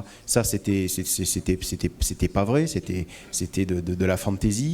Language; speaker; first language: French; native; French